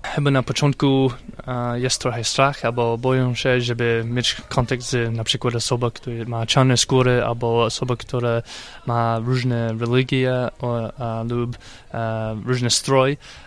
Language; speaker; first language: Polish; non-native, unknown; English